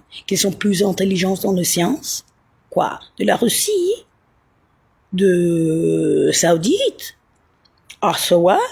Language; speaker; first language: French; non-native, learner; Italian